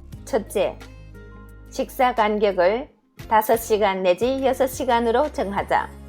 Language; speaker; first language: Korean; native; Korean